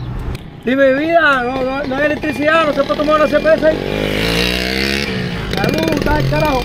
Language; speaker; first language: Spanish; native; Spanish